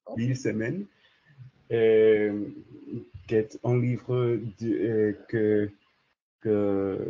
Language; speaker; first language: French; non-native, learner; English